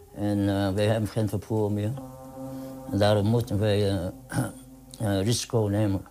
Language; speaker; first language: Dutch; non-native, learner; Vietnamese